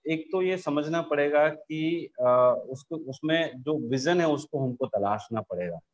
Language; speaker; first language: Hindi; native; Hindi